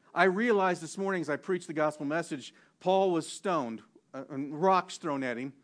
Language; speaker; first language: English; native; English